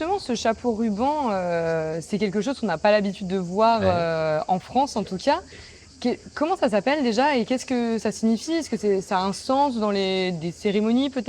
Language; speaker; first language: French; native; French